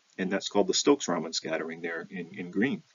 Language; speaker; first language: English; native; English